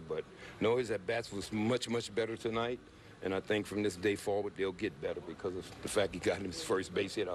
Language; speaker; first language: English; native; English